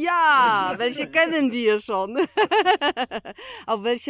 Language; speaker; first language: German; non-native, learner; Polish